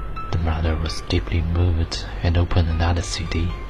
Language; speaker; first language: English; non-native, fluent; Chinese